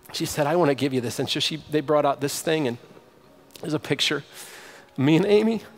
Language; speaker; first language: English; native; English